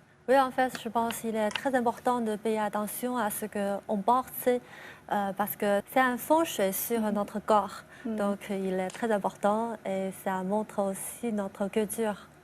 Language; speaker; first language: French; non-native, fluent; Chinese